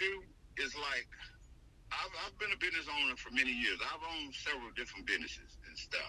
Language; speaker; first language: English; native; English